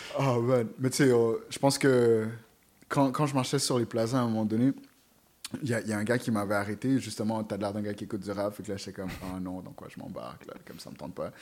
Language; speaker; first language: French; native; French